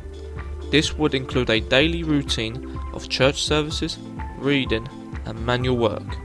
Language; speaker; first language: English; non-native, fluent; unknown